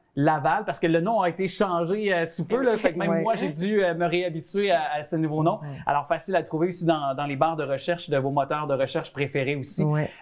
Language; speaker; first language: French; native; French